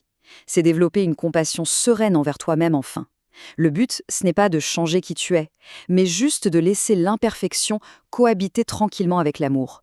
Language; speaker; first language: French; native; French